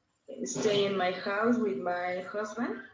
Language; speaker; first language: English; non-native, learner; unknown